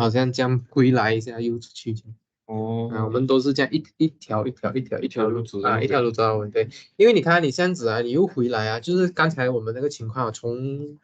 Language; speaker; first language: Chinese; native; Chinese